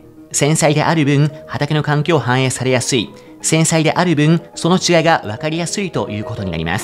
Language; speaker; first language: Japanese; native; Japanese